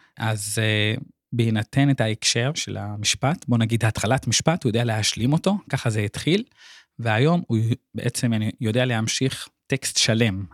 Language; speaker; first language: Hebrew; non-native, local second language; Arabic